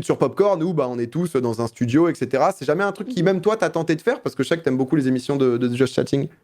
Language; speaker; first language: French; native; French